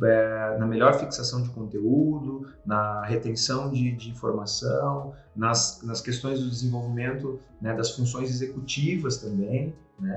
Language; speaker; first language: Portuguese; native; Portuguese